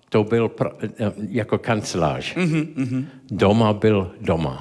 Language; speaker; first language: Czech; non-native, learner; English